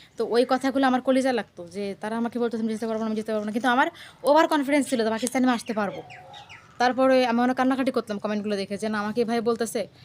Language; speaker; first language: Bangla; native; Bangla